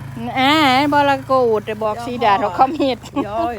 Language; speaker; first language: Swedish; non-native, fluent; Thai